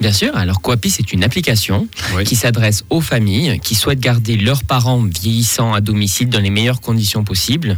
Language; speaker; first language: French; native; French